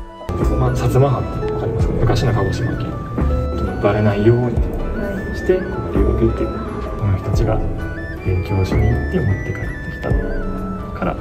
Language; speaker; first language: Japanese; native; Japanese